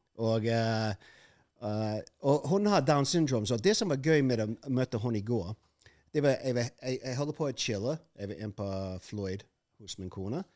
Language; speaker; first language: Norwegian; non-native, fluent; English